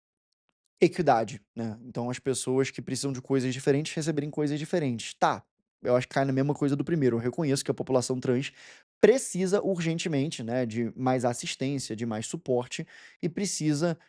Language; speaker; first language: Portuguese; native; Portuguese